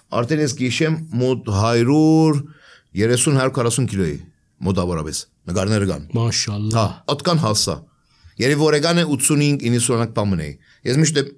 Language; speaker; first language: Armenian; early bilingual, heritage; Armenian